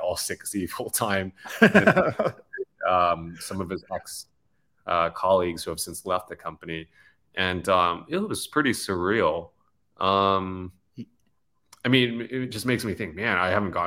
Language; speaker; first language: English; native; English